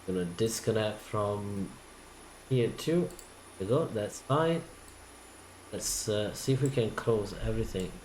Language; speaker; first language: English; non-native, fluent; Italian